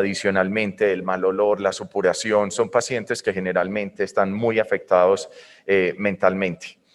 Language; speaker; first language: Spanish; native; Spanish